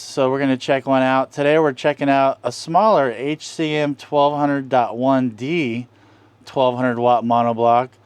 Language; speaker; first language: English; native; English